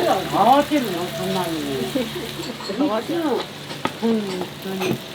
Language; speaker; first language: Japanese; native; Japanese